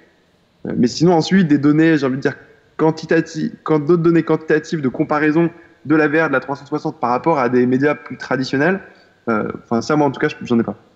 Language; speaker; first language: French; native; French